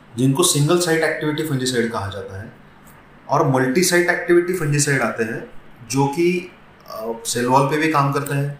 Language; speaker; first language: Hindi; non-native, local second language; Marathi